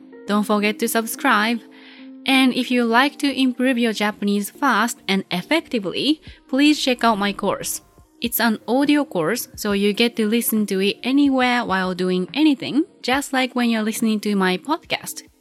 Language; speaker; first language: English; non-native, fluent; Japanese